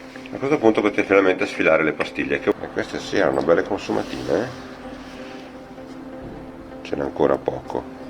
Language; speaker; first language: Italian; native; Italian